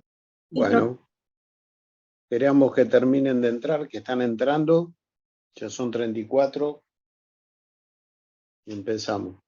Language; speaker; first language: Spanish; native; Spanish